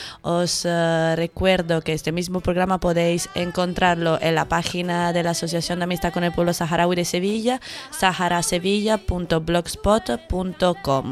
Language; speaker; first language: Spanish; native; Spanish